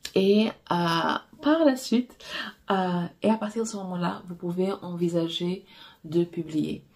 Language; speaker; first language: French; non-native, fluent; Portuguese